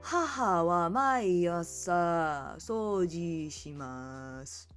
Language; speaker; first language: Japanese; non-native, learner; English